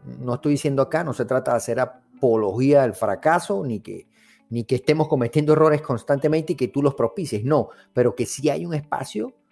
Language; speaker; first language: Spanish; native; Spanish